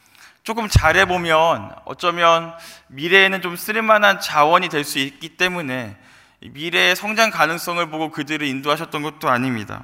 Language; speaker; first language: Korean; native; Korean